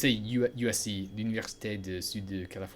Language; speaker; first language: French; non-native, learner; English